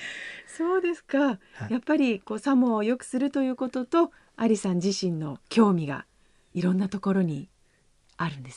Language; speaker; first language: Japanese; native; Japanese